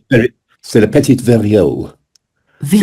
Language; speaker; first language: French; non-native, fluent; English